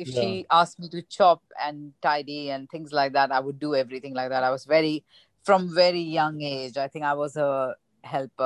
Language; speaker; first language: English; non-native, local second language; Gujarati